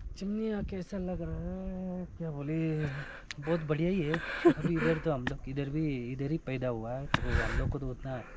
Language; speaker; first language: Hindi; non-native, local second language; Nepali